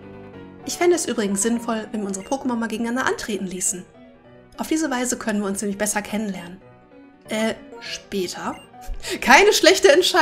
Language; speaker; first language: German; native; German